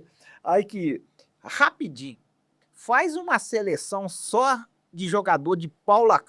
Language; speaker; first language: Portuguese; native; Portuguese